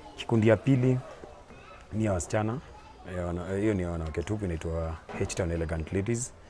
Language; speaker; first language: Swahili; native; Swahili